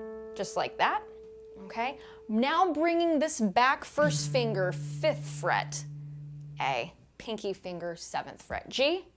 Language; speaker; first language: English; native; English